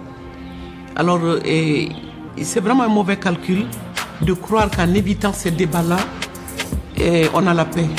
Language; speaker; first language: French; non-native, local second language; Bambara